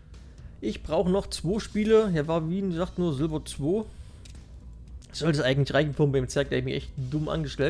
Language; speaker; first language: German; native; German